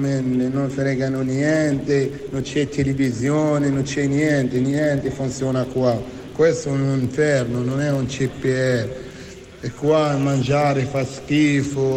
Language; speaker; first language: Italian; non-native, fluent; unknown